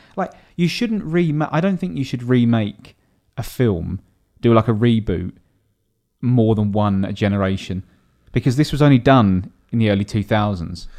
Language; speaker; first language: English; native; English